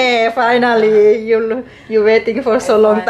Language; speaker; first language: English; non-native, learner; Indonesian